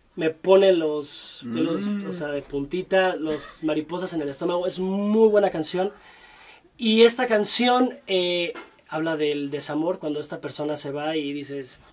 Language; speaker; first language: Spanish; native; Spanish